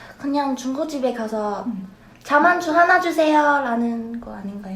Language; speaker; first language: Korean; non-native, learner; Chinese